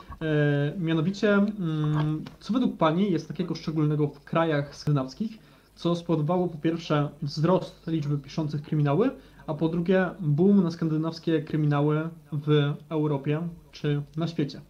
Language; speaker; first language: Polish; native; Polish